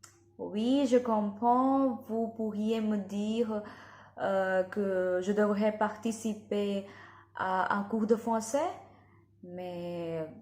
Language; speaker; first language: French; non-native, learner; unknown